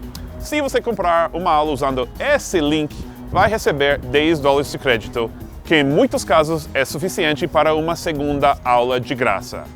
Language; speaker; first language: Portuguese; non-native, fluent; English